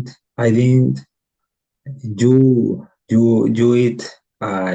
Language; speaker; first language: English; non-native, learner; Spanish